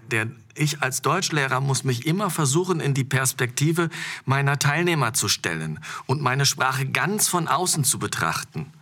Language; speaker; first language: German; non-native, fluent; French